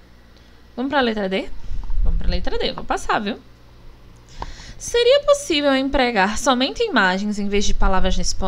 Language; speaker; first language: Portuguese; native; Portuguese